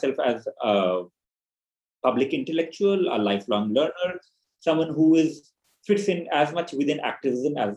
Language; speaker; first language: English; non-native, local second language; Hindi